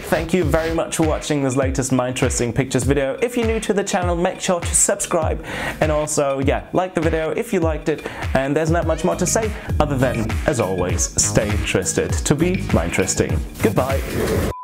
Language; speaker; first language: English; non-native, fluent; German